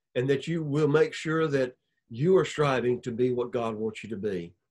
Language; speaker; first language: English; native; English